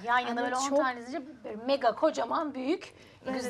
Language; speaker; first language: Turkish; native; Turkish